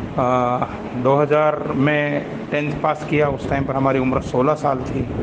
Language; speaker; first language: Hindi; non-native, local second language; Gujarati